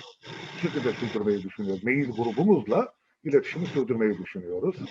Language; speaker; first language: Turkish; native; Turkish